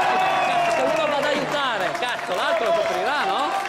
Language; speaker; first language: Italian; native; Italian